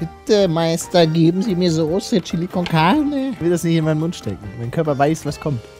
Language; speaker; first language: German; native; German